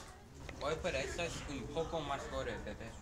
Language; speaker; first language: Spanish; non-native, learner; English